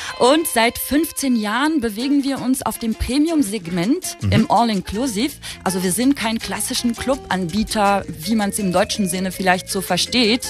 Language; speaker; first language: German; non-native, local second language; French